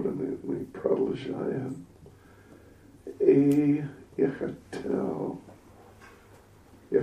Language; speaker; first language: Russian; non-native, learner; English